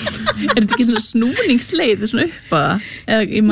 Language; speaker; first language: Icelandic; native; Icelandic